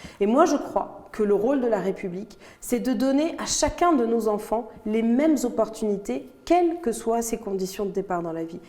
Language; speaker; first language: French; non-native, local second language; Arabic